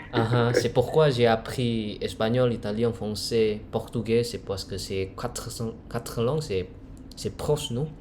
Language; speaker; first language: French; non-native, learner; Indonesian